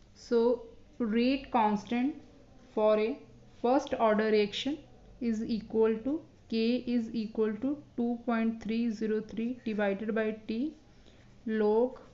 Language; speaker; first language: English; non-native, local second language; Punjabi